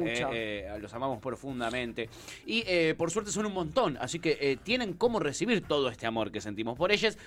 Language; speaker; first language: Spanish; native; Spanish